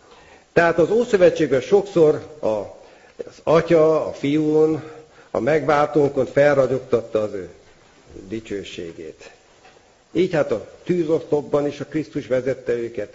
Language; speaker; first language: Hungarian; native; Hungarian